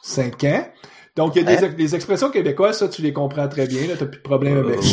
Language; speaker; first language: French; native; French